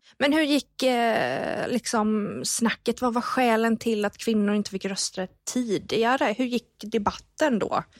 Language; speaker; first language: Swedish; native; Swedish